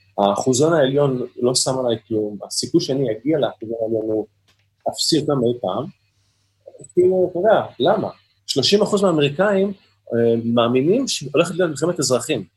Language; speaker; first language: Hebrew; native; Hebrew